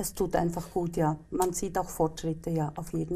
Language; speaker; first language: German; native; German